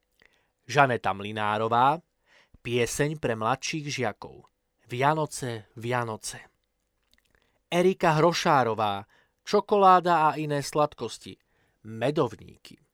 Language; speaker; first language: Slovak; native; Slovak